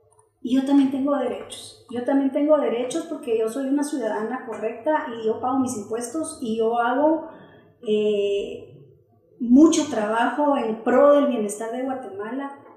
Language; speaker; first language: Spanish; native; Spanish